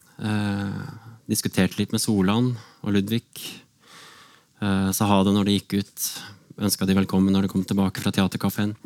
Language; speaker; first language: Norwegian; native; Norwegian